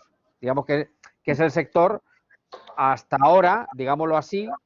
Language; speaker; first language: Spanish; native; Spanish